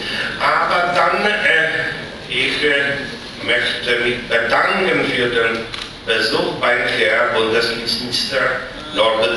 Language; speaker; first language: German; non-native, fluent; Polish